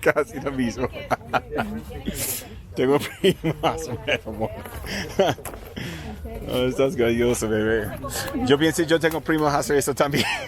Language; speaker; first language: Spanish; non-native, learner; English